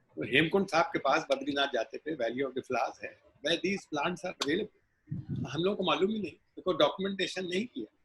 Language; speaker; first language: Hindi; native; Hindi